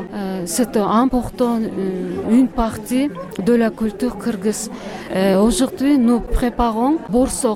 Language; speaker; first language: French; non-native, learner; Kyrgyz